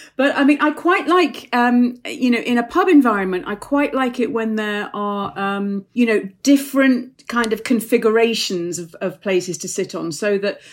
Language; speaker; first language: English; native; English